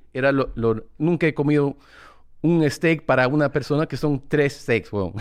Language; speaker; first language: Spanish; early bilingual, heritage; English